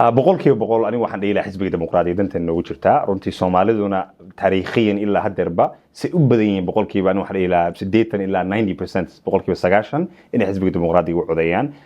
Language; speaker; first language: Somali; early bilingual, heritage; Somali